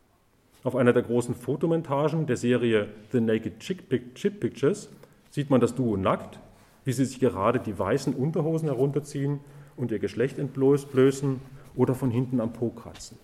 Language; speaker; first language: German; native; German